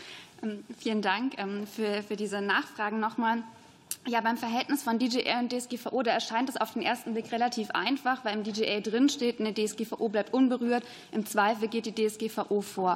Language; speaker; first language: German; native; German